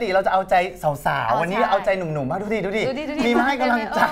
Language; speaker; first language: Thai; native; Thai